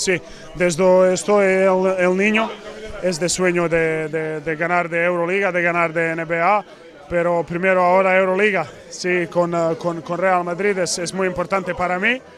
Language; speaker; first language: Spanish; non-native, learner; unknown